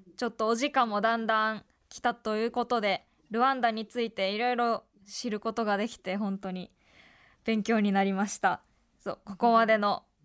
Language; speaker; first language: Japanese; native; Japanese